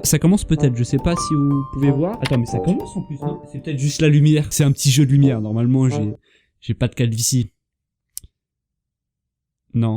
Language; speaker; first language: French; native; French